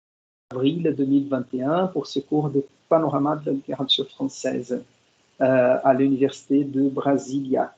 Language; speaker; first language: French; non-native, fluent; Portuguese